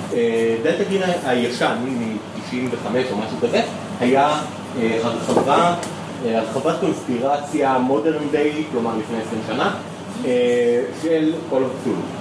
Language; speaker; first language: Hebrew; native; Hebrew